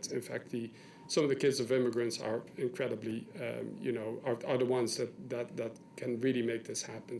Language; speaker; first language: English; non-native, fluent; Dutch